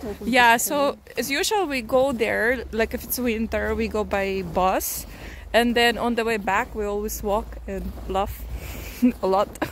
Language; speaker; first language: English; non-native, fluent; Russian